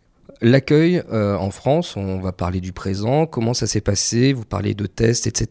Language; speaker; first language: French; native; French